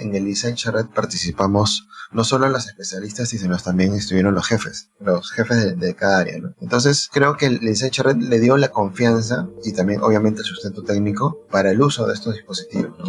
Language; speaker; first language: Spanish; native; Spanish